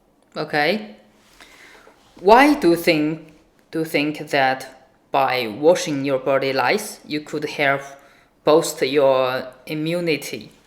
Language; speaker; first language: English; non-native, learner; Chinese